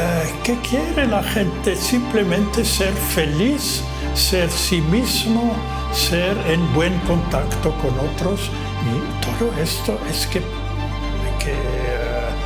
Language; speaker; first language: Spanish; non-native, fluent; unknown